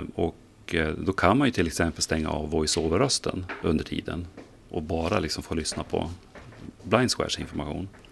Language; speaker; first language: Swedish; native; Swedish